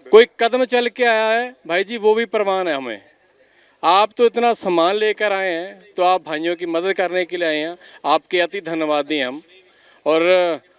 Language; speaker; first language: Hindi; non-native, local second language; Punjabi